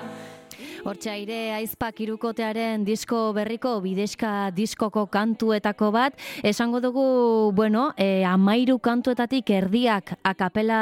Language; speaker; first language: Basque; native; Basque